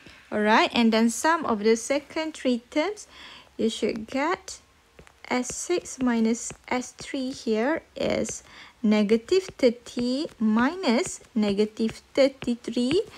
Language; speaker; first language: English; non-native, local second language; Malay